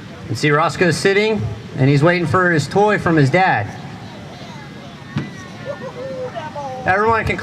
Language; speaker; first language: English; native; English